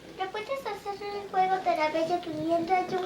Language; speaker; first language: Spanish; native; Spanish